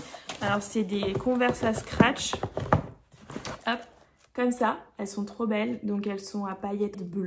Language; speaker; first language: French; native; French